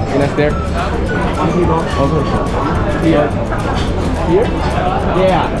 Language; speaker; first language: English; non-native, learner; Korean